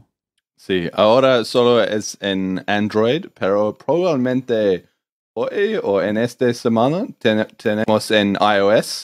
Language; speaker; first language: Spanish; non-native, learner; English